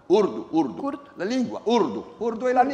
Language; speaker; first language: Spanish; non-native, learner; Romanian